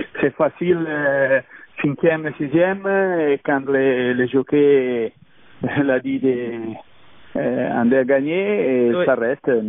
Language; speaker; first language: French; non-native, learner; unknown